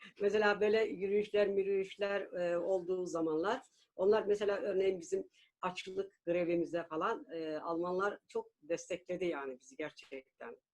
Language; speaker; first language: Turkish; native; Turkish